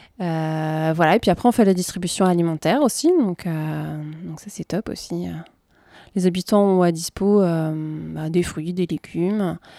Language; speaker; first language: French; native; French